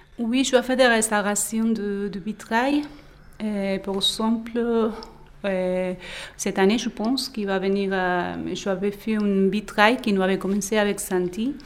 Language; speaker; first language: French; non-native, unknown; Spanish